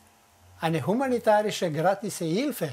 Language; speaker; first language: German; non-native, learner; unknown